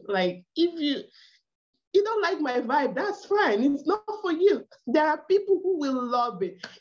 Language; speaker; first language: English; non-native, local second language; Igbo